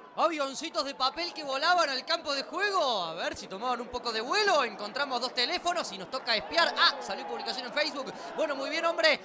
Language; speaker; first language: Spanish; native; Spanish